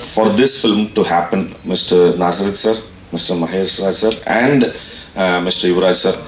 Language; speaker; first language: Telugu; non-native, local second language; Tamil